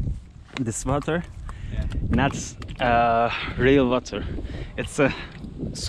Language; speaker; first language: English; non-native, learner; Turkish